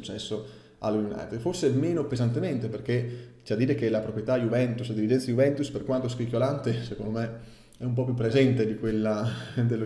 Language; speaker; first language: Italian; native; Italian